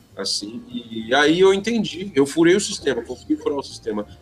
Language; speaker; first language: Portuguese; native; Portuguese